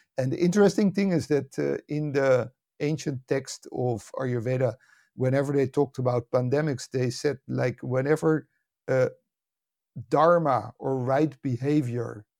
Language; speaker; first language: English; non-native, fluent; Dutch